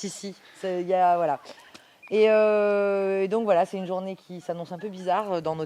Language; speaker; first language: French; native; French